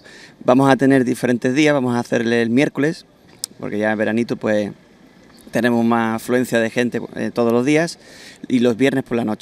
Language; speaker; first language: Spanish; native; Spanish